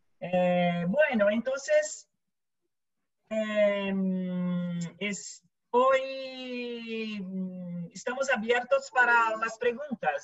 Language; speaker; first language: Spanish; non-native, local second language; Portuguese